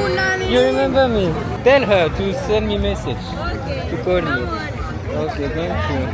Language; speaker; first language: English; non-native, learner; French